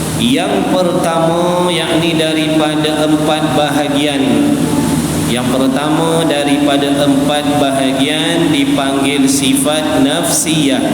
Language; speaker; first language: Malay; native; Malay